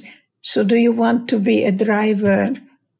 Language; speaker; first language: English; non-native, fluent; Hungarian